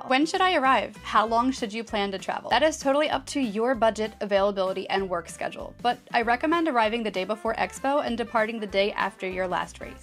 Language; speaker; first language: English; native; English